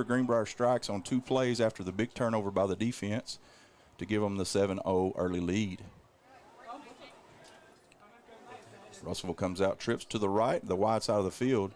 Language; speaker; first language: English; native; English